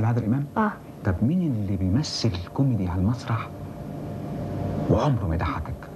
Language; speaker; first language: Arabic; native; Arabic